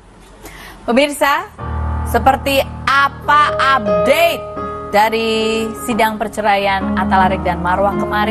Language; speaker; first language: Indonesian; native; Indonesian